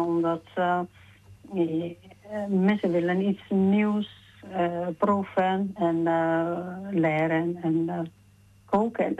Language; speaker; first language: Dutch; non-native, learner; Georgian